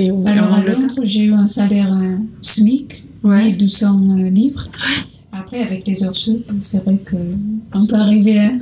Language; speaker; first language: French; non-native, learner; Portuguese